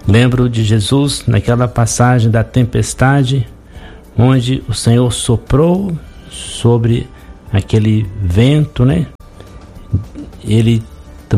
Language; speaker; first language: Portuguese; native; Portuguese